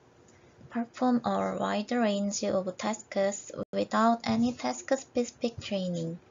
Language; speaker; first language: English; non-native, fluent; Korean